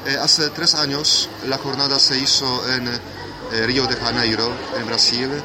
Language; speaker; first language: Spanish; non-native, fluent; Polish